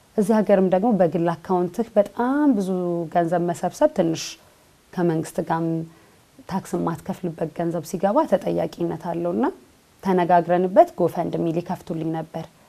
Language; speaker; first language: Amharic; native; Amharic